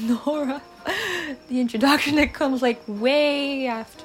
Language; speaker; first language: English; non-native, fluent; French